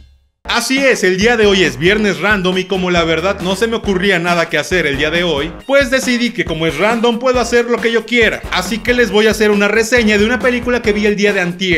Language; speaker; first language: Spanish; native; Spanish